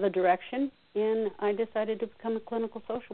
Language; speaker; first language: English; native; English